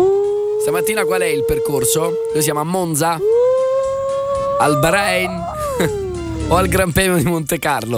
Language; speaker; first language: Italian; native; Italian